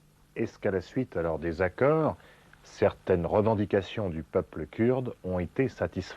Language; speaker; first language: French; native; French